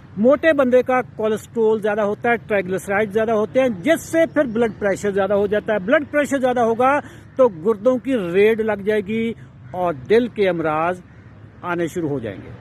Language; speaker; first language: Urdu; native; Urdu